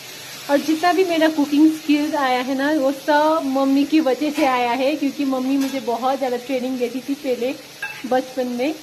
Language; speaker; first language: Hindi; non-native, local second language; Nepali